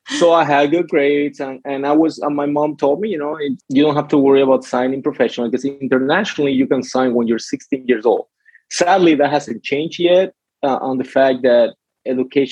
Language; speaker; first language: English; non-native, fluent; Spanish